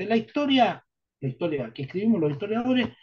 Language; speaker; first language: Spanish; native; Spanish